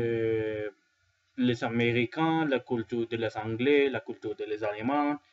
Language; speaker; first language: French; non-native, learner; Spanish